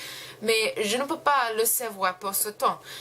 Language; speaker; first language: French; non-native, learner; English